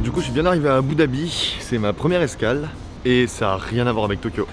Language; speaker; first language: French; native; French